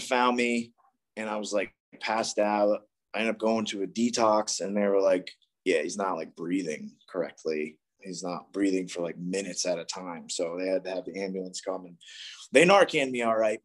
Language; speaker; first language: English; native; English